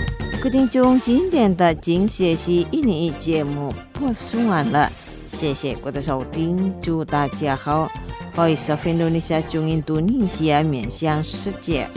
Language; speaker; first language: Chinese; non-native, fluent; Indonesian